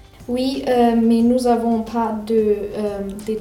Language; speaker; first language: French; non-native, learner; German